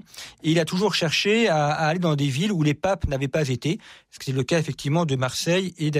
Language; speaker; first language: French; native; French